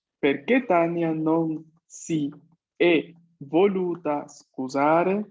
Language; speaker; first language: Italian; non-native, fluent; Spanish